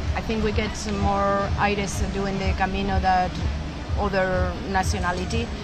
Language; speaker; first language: English; non-native, fluent; Spanish